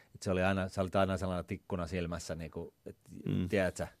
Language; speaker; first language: Finnish; native; Finnish